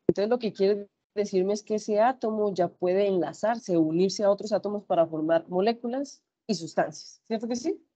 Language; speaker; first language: Spanish; native; Spanish